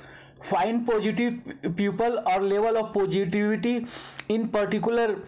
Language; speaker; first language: English; non-native, local second language; Hindi